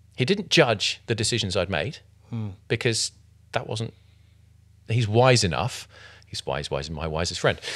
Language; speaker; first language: English; native; English